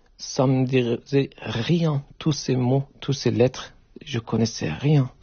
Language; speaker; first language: French; non-native, learner; Turkish